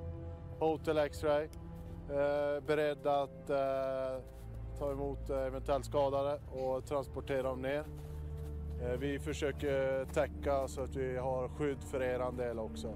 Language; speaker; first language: Swedish; native; Swedish